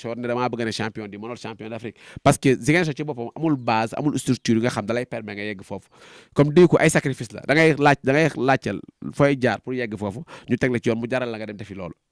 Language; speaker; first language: Wolof; non-native, local second language; Jola-Fonyi